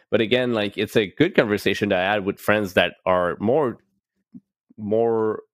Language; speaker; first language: English; native; English